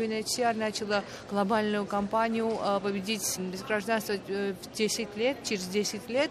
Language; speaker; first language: Russian; non-native, fluent; Georgian